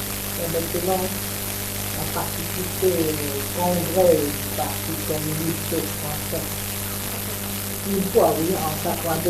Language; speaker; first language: French; non-native, learner; Khmer